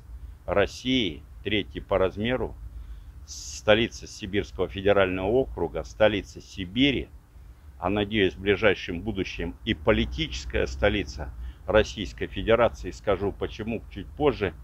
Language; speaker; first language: Russian; native; Russian